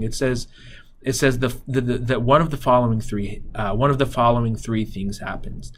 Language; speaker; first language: English; native; English